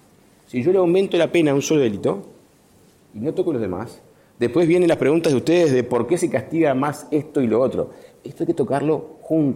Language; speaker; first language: Spanish; native; Spanish